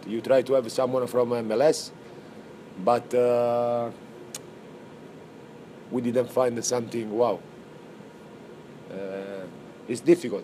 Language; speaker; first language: English; non-native, fluent; Italian